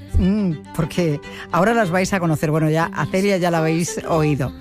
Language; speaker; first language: Spanish; native; Spanish